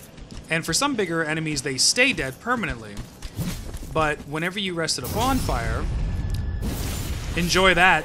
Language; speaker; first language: English; native; English